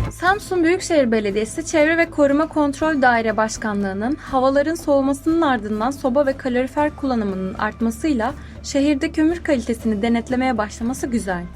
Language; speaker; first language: Turkish; native; Turkish